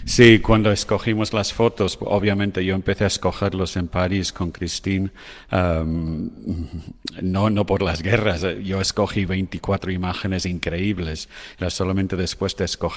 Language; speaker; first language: Spanish; non-native, fluent; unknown